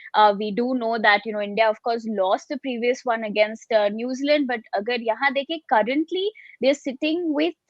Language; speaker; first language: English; non-native, local second language; Hindi